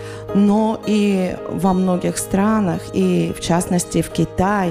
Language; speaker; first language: Russian; non-native, learner; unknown